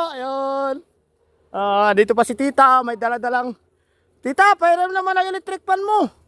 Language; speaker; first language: Filipino; native; Filipino